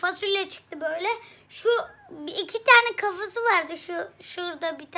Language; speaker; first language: Turkish; native; Turkish